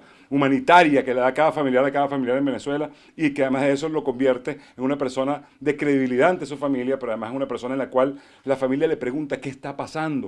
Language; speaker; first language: Spanish; native; Spanish